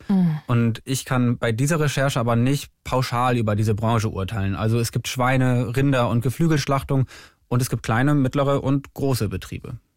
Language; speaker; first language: German; native; German